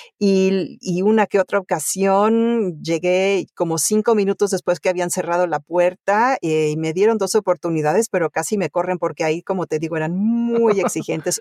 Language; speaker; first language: Spanish; early bilingual, other home language; Italian